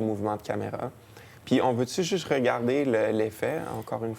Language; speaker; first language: French; native; French